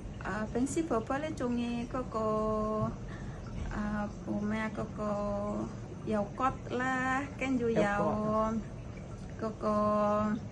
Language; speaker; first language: Chinese; non-native, fluent; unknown